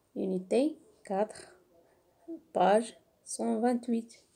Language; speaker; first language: French; non-native, local second language; Arabic